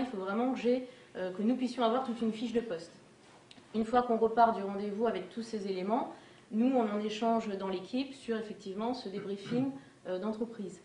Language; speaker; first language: French; native; French